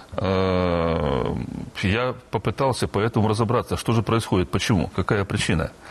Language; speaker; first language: Russian; non-native, local second language; Romanian